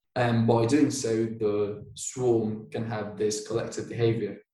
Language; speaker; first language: English; non-native, fluent; Spanish